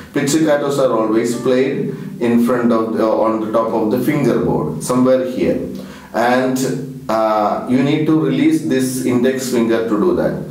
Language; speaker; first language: English; non-native, local second language; Malayalam